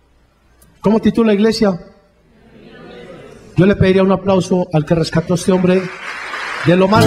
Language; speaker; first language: Spanish; native; Spanish